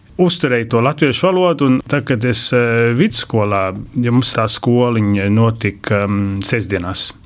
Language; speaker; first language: Latvian; early bilingual, heritage; Latvian